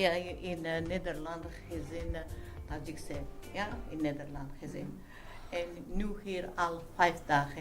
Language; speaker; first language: Dutch; non-native, learner; Tajik